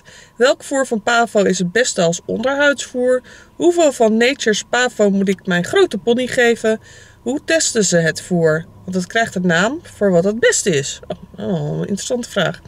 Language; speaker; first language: Dutch; native; Dutch